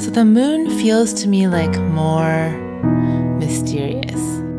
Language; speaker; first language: English; early bilingual, other home language; Chinese